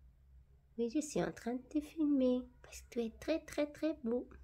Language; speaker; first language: French; non-native, fluent; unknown